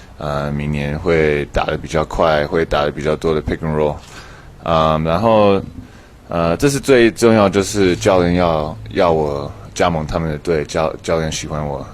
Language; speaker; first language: Chinese; early bilingual, heritage; English